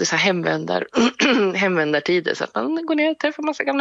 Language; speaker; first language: Swedish; native; Swedish